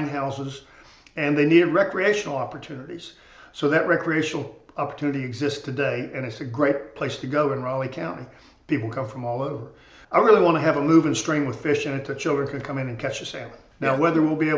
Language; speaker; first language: English; native; English